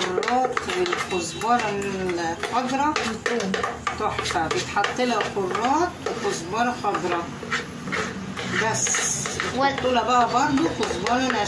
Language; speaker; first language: Arabic; native; Arabic